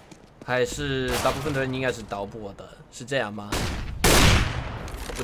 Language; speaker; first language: Chinese; non-native, learner; English